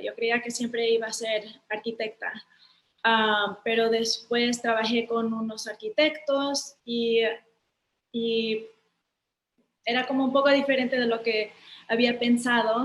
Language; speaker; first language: Spanish; early bilingual, heritage; Spanish